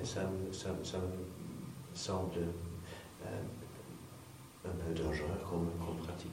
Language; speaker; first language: French; non-native, fluent; English